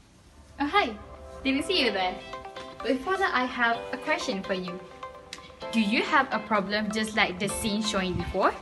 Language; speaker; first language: English; non-native, local second language; Malay